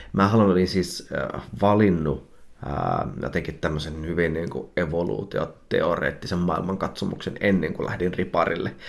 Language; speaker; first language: Finnish; early bilingual, heritage; Finnish